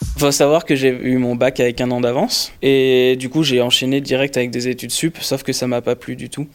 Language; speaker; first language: French; native; French